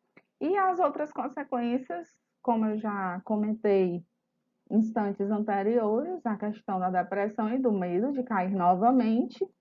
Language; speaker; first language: Portuguese; native; Portuguese